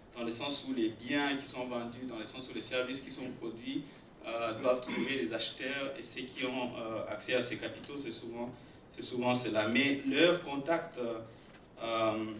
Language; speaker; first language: French; non-native, local second language; Swahili